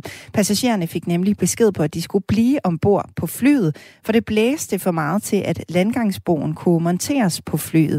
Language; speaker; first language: Danish; native; Danish